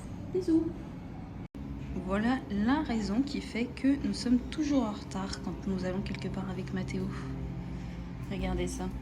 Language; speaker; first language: French; native; French